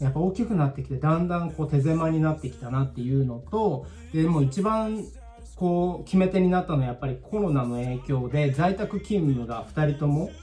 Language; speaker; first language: Japanese; native; Japanese